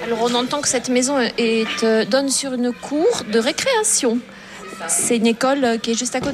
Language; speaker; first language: French; native; French